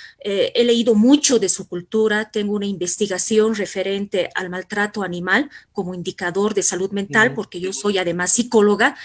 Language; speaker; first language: Spanish; native; Spanish